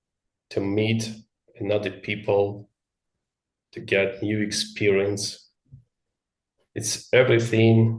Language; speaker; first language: English; non-native, learner; Russian